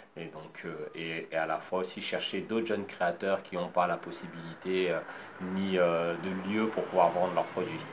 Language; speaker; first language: French; early bilingual, other home language; Lingala